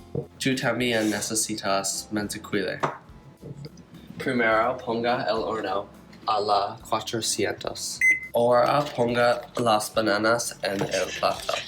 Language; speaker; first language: Spanish; non-native, learner; English